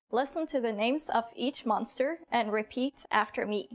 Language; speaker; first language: English; non-native, fluent; Norwegian